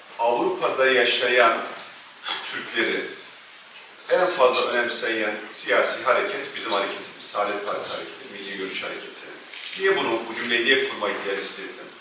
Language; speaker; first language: Turkish; native; Turkish